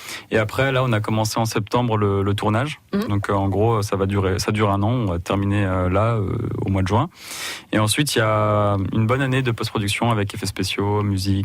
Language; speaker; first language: French; native; French